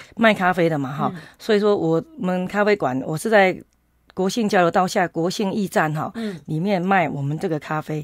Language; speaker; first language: Chinese; native; Chinese